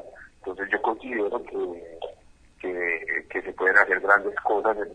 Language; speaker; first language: Spanish; native; Spanish